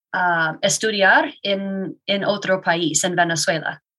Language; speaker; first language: Spanish; non-native, learner; English